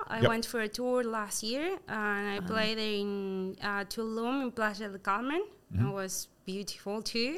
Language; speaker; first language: English; non-native, fluent; Spanish